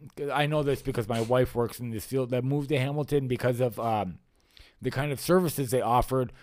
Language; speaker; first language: English; native; English